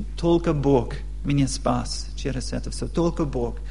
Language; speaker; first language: Russian; non-native, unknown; English